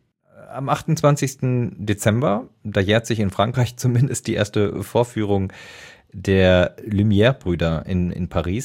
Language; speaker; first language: German; native; German